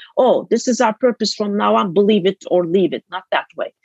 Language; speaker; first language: English; non-native, fluent; Turkish